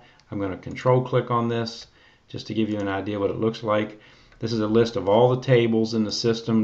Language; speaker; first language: English; native; English